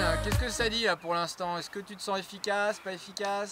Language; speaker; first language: French; native; French